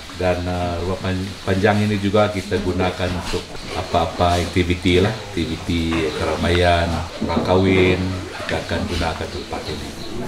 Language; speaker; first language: Malay; non-native, local second language; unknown